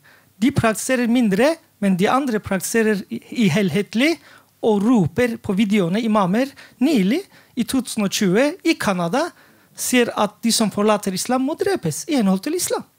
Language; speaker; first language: Norwegian; non-native, fluent; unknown